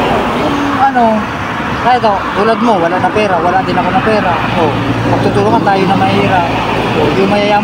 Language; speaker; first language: Filipino; non-native, local second language; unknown